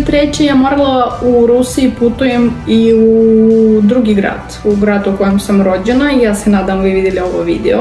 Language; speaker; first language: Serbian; non-native, learner; Russian